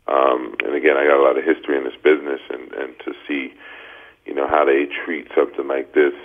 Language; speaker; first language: English; native; English